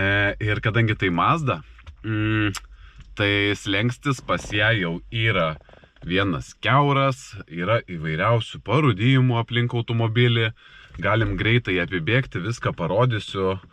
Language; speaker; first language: Lithuanian; native; Lithuanian